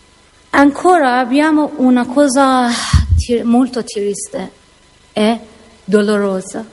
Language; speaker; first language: Italian; non-native, learner; Persian